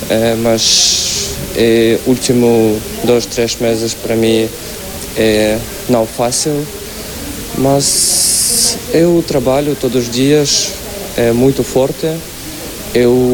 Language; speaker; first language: Portuguese; non-native, learner; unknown